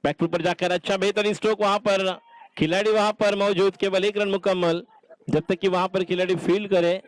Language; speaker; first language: Hindi; non-native, local second language; Marathi